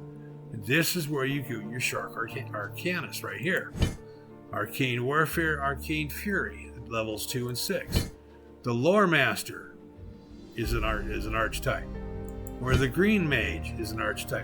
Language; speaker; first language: English; native; English